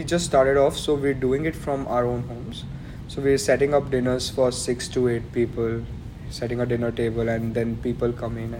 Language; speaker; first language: English; non-native, local second language; Gujarati